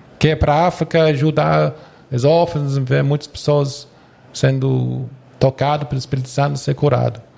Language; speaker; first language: Portuguese; non-native, fluent; English